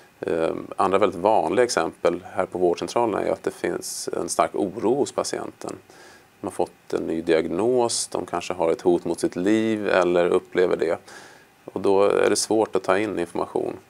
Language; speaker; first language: Swedish; native; Swedish